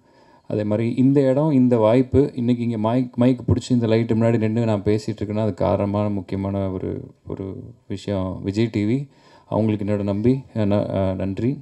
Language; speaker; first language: Tamil; native; Tamil